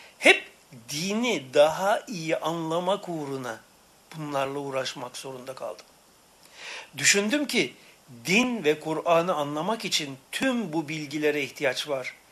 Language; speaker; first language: Turkish; native; Turkish